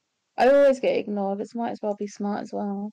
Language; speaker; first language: English; native; English